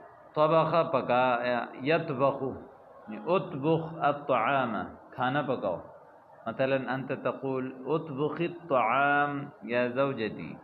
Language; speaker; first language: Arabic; non-native, fluent; Urdu